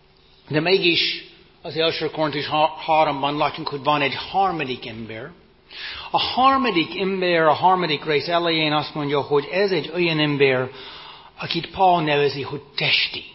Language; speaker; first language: Hungarian; non-native, fluent; English